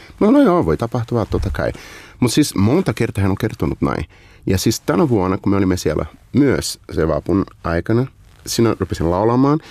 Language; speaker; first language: Finnish; non-native, fluent; Portuguese